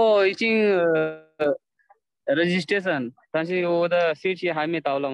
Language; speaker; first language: Chinese; non-native, learner; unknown